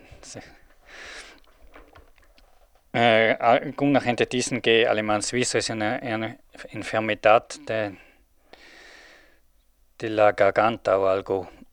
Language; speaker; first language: Spanish; non-native, learner; Swiss German